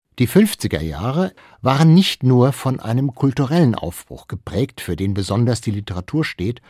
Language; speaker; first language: German; native; German